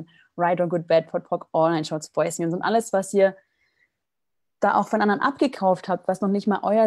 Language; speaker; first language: German; native; German